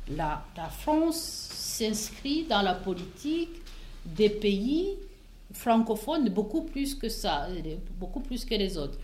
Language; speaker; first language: French; non-native, local second language; Kinyarwanda